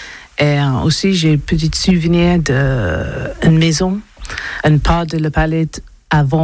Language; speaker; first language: French; non-native, learner; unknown